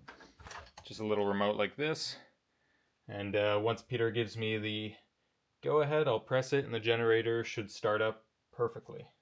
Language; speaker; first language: English; native; English